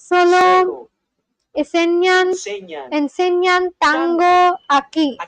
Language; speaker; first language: Spanish; non-native, learner; Bangla